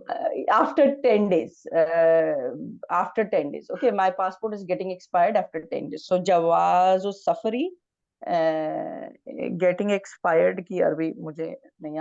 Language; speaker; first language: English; non-native, learner; Arabic